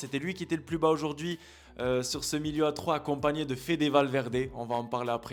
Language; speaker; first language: French; native; French